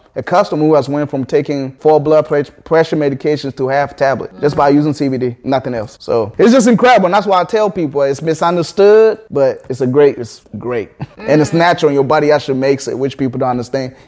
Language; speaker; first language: English; early bilingual, other home language; Akan